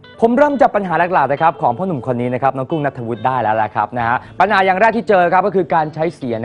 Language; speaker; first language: Thai; native; Thai